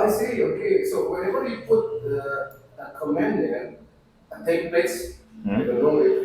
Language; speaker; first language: English; non-native, fluent; Indonesian